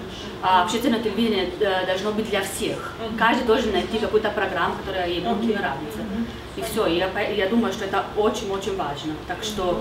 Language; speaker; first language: Russian; non-native, fluent; Slovenian